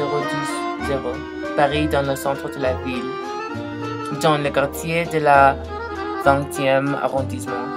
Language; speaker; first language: French; non-native, learner; English